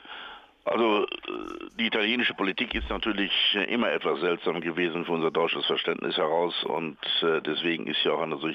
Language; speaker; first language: German; native; German